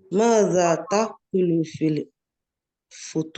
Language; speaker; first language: Arabic; non-native, learner; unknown